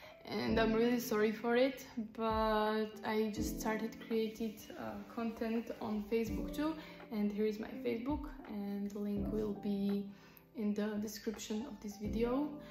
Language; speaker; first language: English; non-native, fluent; Slovak